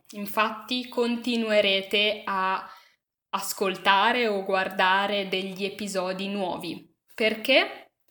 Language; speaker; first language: Italian; native; Italian